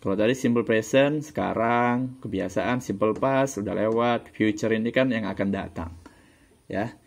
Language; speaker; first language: Indonesian; native; Indonesian